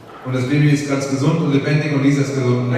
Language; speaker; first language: German; native; German